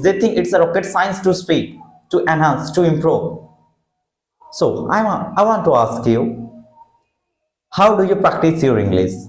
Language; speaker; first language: English; non-native, fluent; Hindi